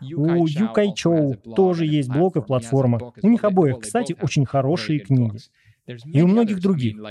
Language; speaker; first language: Russian; non-native, fluent; Spanish